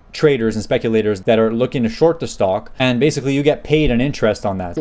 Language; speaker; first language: English; native; English